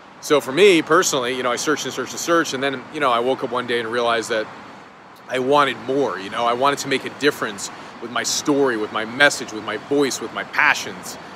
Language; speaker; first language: English; native; English